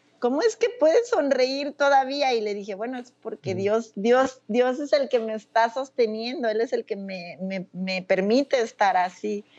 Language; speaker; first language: Spanish; native; Spanish